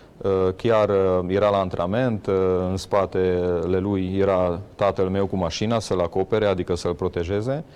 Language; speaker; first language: Romanian; non-native, local second language; Hungarian